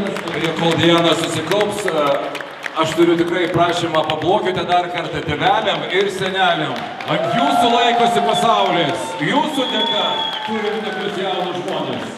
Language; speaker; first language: Lithuanian; native; Lithuanian